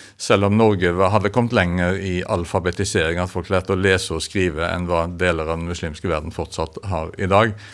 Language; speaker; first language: Norwegian; native; Norwegian